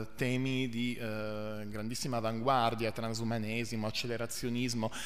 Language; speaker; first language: Italian; native; Italian